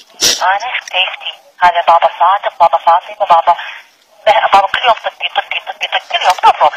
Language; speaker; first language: Arabic; non-native, learner; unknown